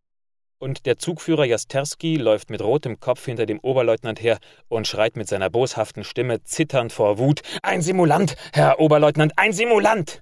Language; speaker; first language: German; native; German